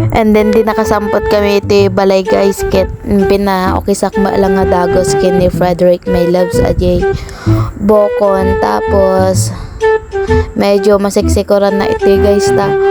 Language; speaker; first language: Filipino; non-native, local second language; Cebuano